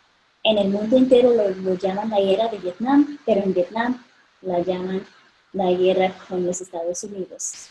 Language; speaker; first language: Spanish; non-native, fluent; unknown